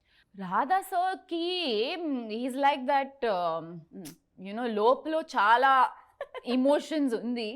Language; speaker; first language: Telugu; non-native, learner; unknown